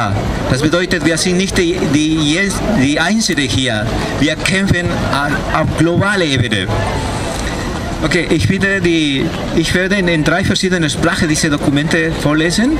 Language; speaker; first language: German; non-native, fluent; Spanish